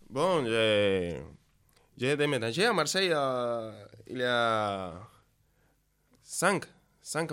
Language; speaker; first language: French; non-native, learner; Spanish